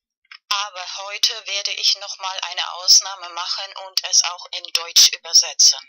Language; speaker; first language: German; non-native, learner; Spanish